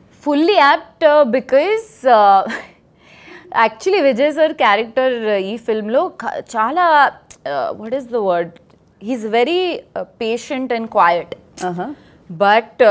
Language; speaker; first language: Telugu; non-native, learner; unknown